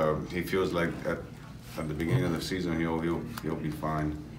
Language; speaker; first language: English; early bilingual, other home language; Spanish